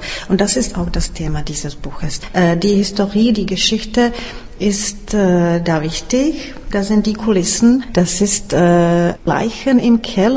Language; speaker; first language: German; non-native, fluent; Czech